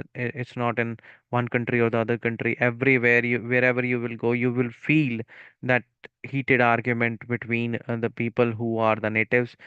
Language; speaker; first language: English; non-native, local second language; Punjabi